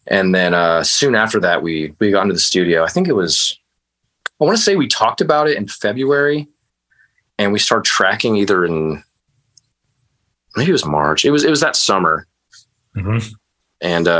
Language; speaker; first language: English; native; English